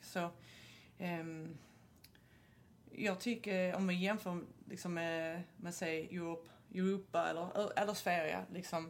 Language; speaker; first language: Swedish; non-native, fluent; English